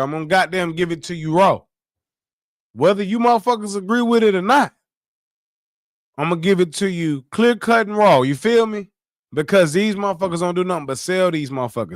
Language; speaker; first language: English; native; English